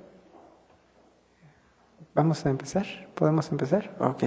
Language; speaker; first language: Spanish; native; Spanish